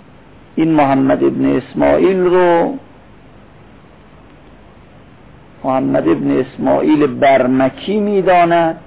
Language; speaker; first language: Persian; native; Persian